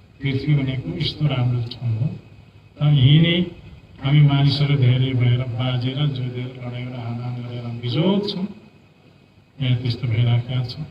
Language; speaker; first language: Nepali; non-native, local second language; Limbu